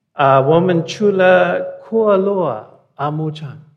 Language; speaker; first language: Chinese; non-native, learner; English